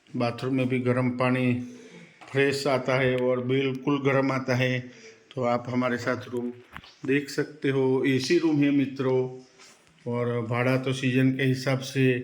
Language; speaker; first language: Hindi; non-native, local second language; Gujarati